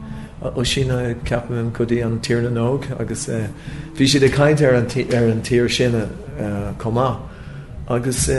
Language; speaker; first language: Irish; non-native, local second language; English